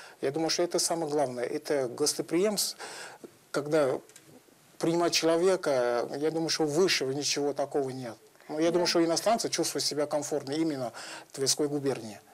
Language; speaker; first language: Russian; non-native, fluent; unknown